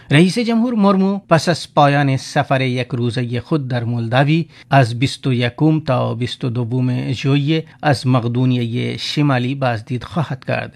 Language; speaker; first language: Persian; non-native, fluent; Urdu